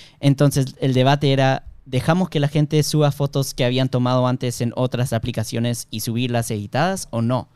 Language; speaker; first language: Spanish; early bilingual, heritage; Spanish